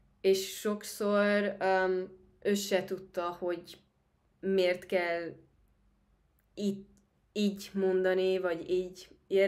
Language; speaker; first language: Hungarian; non-native, fluent; Spanish